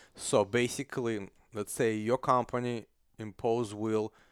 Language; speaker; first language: English; non-native, fluent; Kazakh